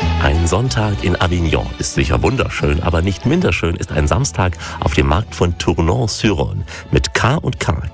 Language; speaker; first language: German; native; German